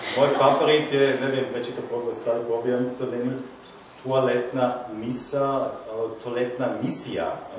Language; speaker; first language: Slovak; non-native, learner; German